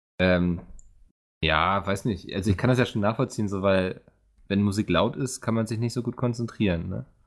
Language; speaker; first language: German; native; German